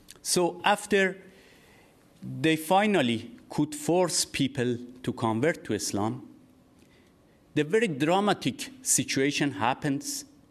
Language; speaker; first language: English; non-native, fluent; Persian